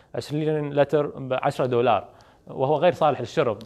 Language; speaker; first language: Arabic; native; Arabic